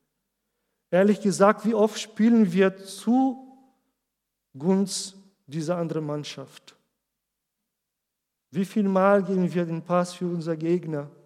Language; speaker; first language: German; non-native, learner; Portuguese